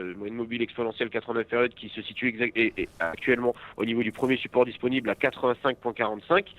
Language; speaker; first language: French; native; French